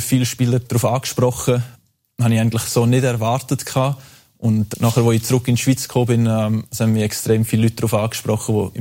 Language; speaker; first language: German; native; German